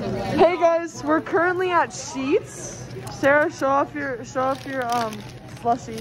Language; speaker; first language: English; native; English